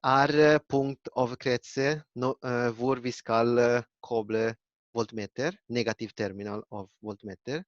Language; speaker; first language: Norwegian; non-native, learner; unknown